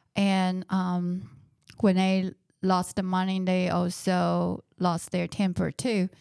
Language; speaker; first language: English; non-native, fluent; Chinese